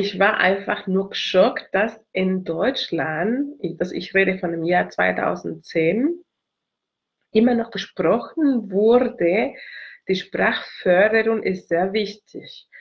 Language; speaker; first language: German; non-native, fluent; Spanish